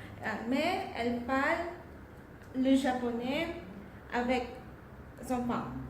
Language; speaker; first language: French; non-native, learner; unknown